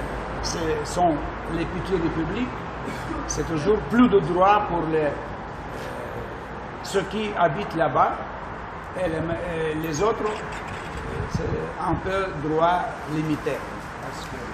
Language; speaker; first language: French; non-native, learner; Russian